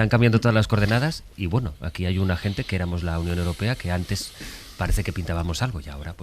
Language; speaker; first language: Spanish; native; Spanish